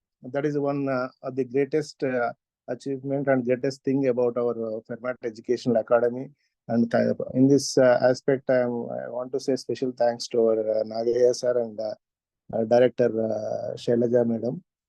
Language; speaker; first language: English; non-native, local second language; Telugu